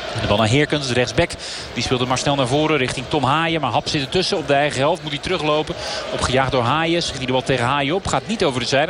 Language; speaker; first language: Dutch; native; Dutch